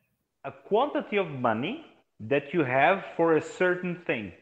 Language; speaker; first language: English; non-native, fluent; Portuguese